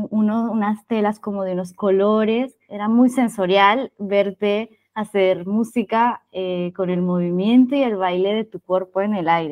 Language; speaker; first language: Spanish; native; Spanish